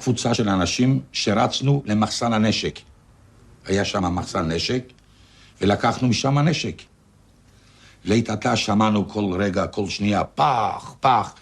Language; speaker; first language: Hebrew; non-native, fluent; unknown